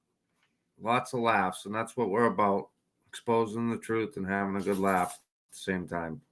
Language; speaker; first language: English; native; English